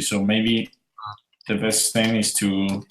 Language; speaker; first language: English; non-native, fluent; Spanish